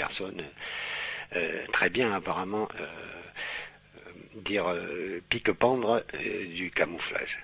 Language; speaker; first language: French; native; French